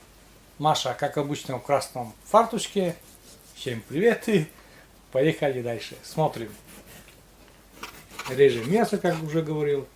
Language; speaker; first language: Russian; native; Russian